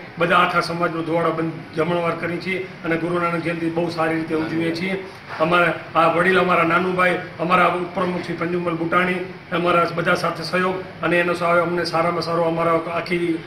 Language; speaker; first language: Gujarati; non-native, local second language; Sindhi